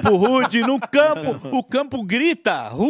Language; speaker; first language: Portuguese; native; Portuguese